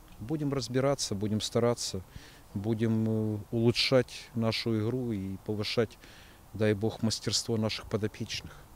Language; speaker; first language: Russian; native; Russian